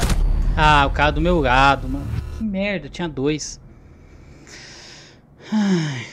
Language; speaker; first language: Portuguese; native; Portuguese